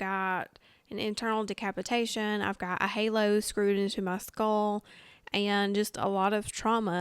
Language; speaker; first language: English; native; English